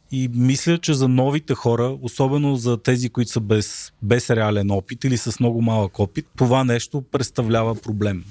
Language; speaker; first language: Bulgarian; native; Bulgarian